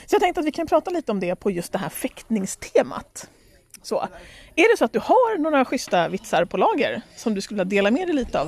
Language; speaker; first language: Swedish; native; Swedish